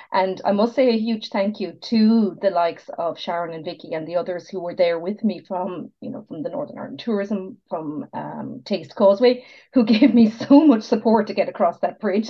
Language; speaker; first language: English; native; English